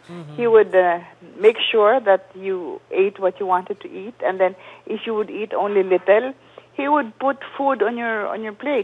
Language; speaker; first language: English; non-native, local second language; Filipino